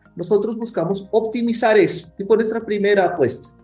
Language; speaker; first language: Spanish; native; Spanish